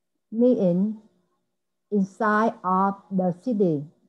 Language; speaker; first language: English; non-native, learner; Vietnamese